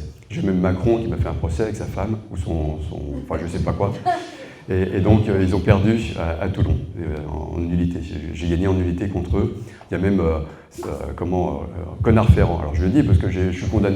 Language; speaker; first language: French; native; French